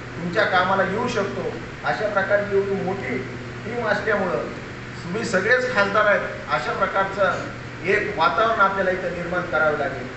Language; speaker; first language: Marathi; native; Marathi